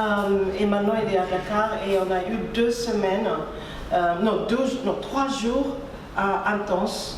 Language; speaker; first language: French; non-native, fluent; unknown